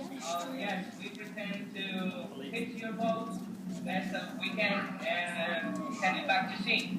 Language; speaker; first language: English; non-native, fluent; Spanish